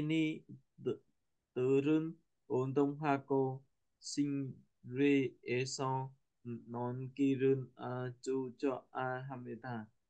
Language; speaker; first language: Korean; non-native, learner; Vietnamese